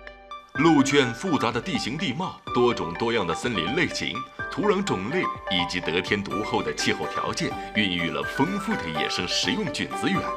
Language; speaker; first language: Chinese; native; Chinese